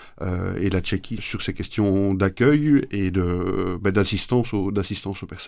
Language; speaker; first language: French; native; French